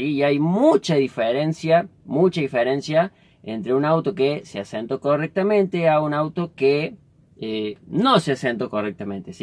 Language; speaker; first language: Spanish; native; Spanish